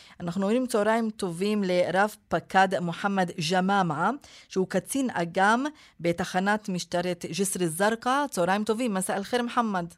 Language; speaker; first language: Hebrew; non-native, local second language; Arabic